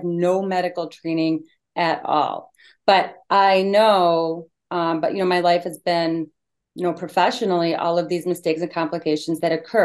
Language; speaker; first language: English; native; English